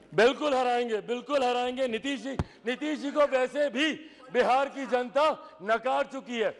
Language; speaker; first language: Hindi; native; Hindi